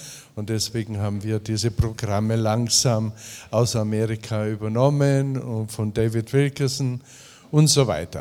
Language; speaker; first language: German; native; German